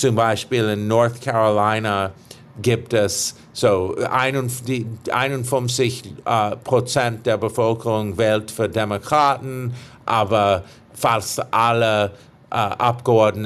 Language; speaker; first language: German; non-native, fluent; English